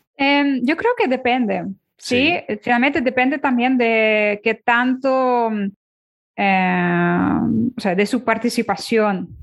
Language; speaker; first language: Spanish; non-native, fluent; Ukrainian